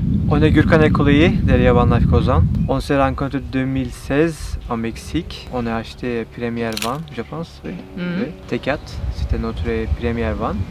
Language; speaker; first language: French; non-native, learner; Turkish